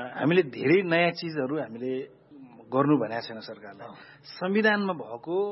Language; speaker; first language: Nepali; non-native, local second language; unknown